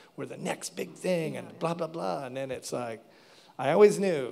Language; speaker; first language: English; native; English